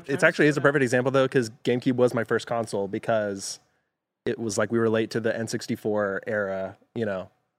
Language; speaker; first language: English; native; English